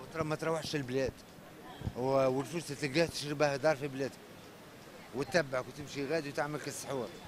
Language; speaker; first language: Arabic; native; Arabic